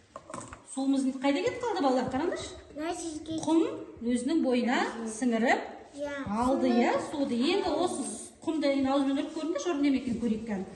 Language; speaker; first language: Kazakh; native; Kazakh